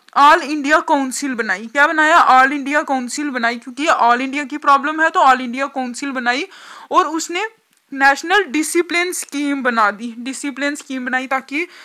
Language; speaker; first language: Hindi; native; Hindi